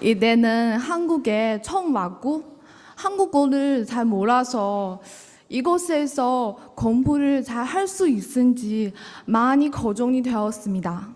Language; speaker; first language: Korean; non-native, learner; Chinese